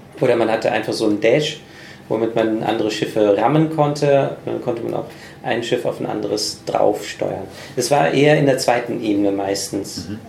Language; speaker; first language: German; native; German